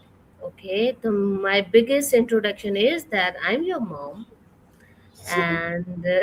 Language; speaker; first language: English; non-native, fluent; Urdu